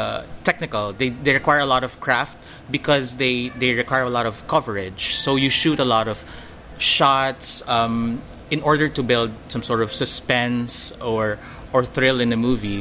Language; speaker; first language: English; non-native, local second language; Filipino